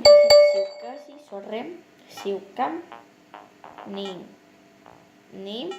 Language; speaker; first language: Estonian; non-native, local second language; Russian